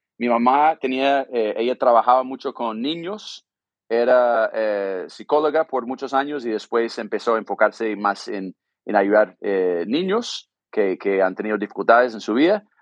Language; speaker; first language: Spanish; non-native, fluent; English